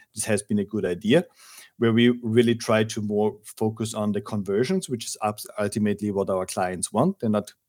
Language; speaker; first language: English; non-native, fluent; German